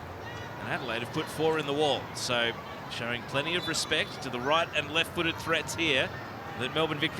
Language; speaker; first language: English; native; English